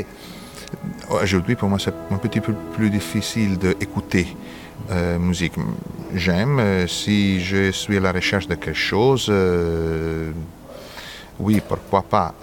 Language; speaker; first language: French; non-native, fluent; Italian